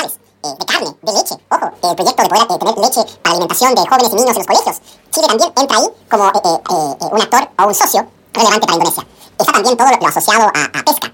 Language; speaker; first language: Spanish; native; Spanish